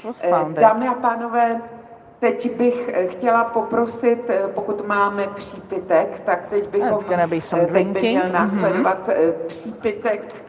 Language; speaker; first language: Czech; native; Czech